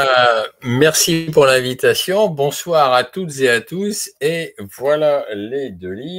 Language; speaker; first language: French; native; French